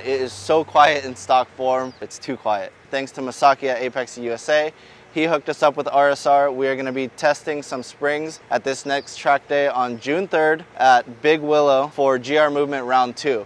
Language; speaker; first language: English; native; English